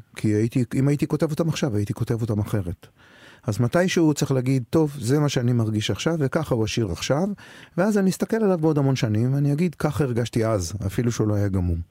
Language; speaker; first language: Hebrew; native; Hebrew